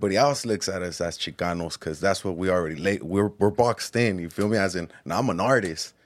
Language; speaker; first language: English; early bilingual, other home language; Spanish